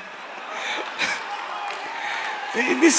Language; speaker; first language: English; non-native, local second language; Swahili